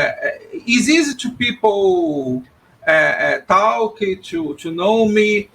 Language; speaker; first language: English; non-native, learner; Portuguese